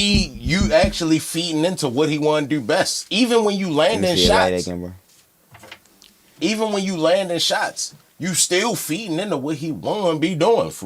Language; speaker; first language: English; native; English